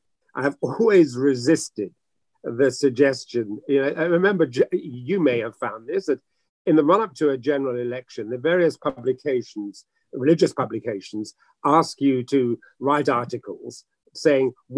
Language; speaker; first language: English; native; English